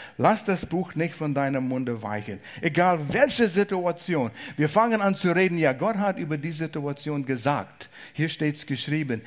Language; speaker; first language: German; non-native, fluent; English